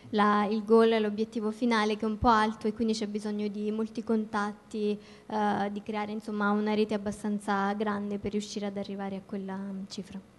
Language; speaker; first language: Italian; native; Italian